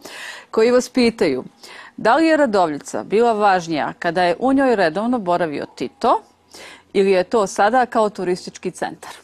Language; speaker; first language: Serbian; native; Serbian